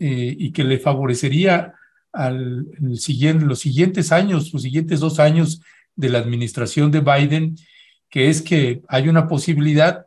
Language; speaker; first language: Spanish; native; Spanish